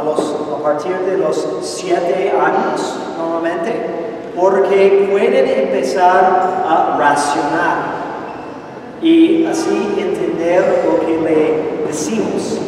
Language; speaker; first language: Spanish; non-native, fluent; English